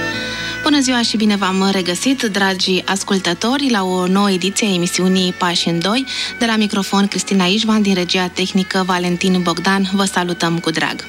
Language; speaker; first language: Romanian; native; Romanian